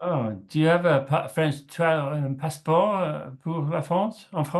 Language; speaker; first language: French; non-native, learner; English